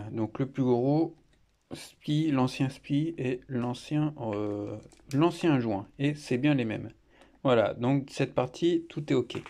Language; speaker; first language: French; native; French